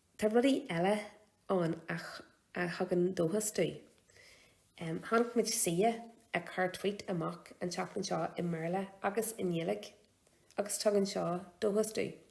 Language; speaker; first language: Irish; non-native, local second language; English